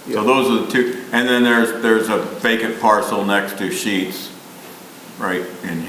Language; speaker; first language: English; native; English